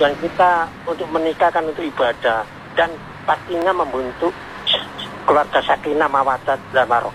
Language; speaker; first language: Indonesian; non-native, local second language; Javanese